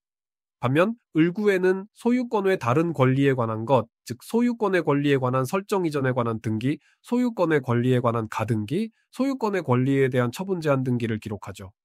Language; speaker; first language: Korean; native; Korean